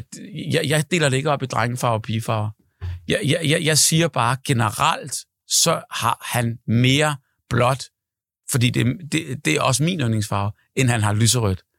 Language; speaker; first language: Danish; native; Danish